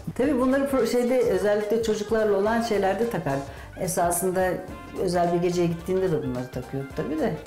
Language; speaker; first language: Turkish; native; Turkish